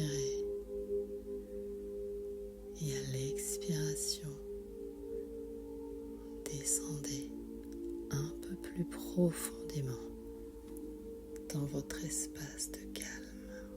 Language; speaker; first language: French; native; French